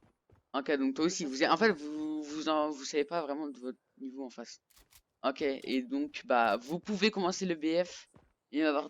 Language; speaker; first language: French; native; French